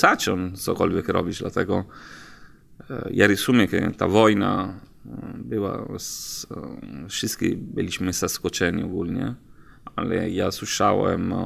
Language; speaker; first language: Polish; non-native, learner; Italian